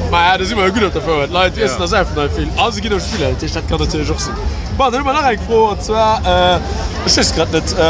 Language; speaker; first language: German; native; German